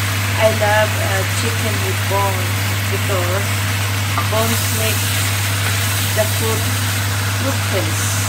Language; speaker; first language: English; non-native, learner; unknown